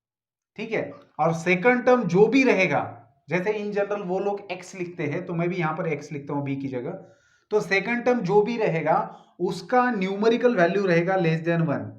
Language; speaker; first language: Hindi; native; Hindi